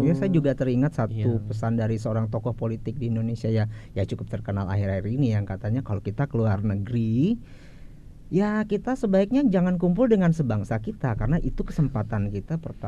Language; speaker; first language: Indonesian; native; Indonesian